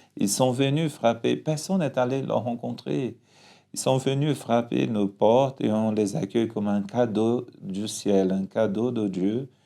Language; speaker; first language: French; non-native, fluent; Portuguese